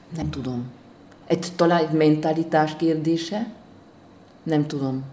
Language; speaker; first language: Hungarian; non-native, fluent; German